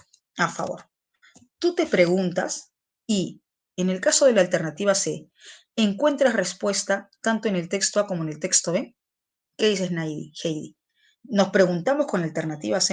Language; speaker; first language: Spanish; native; Spanish